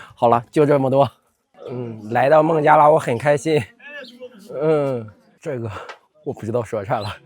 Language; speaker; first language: Chinese; non-native, learner; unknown